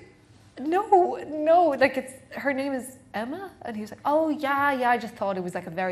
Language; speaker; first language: English; native; English